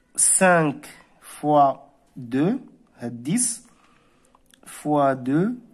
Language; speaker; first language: French; non-native, local second language; Arabic